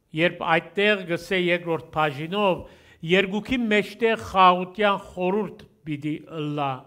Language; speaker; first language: Armenian; early bilingual, heritage; Armenian